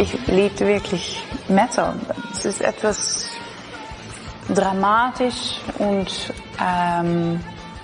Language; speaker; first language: German; non-native, learner; Dutch